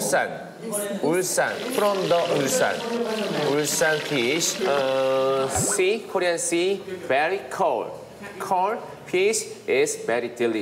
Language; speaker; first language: English; non-native, learner; Korean